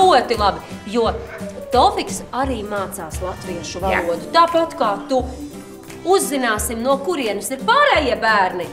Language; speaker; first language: Latvian; native; Latvian